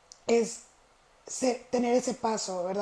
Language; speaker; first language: Spanish; early bilingual, heritage; Spanish